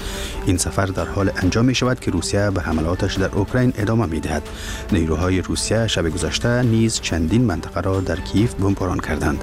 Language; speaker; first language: Persian; native; Persian